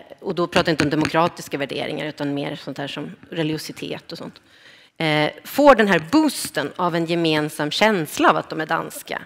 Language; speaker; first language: Swedish; native; Swedish